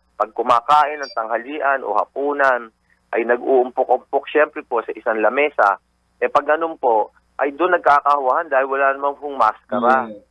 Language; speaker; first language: Filipino; native; Filipino